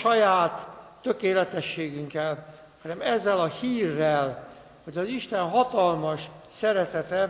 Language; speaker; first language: Hungarian; native; Hungarian